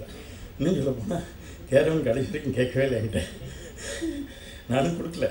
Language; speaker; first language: Tamil; native; Tamil